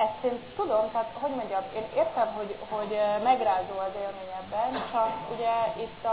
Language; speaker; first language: Hungarian; native; Hungarian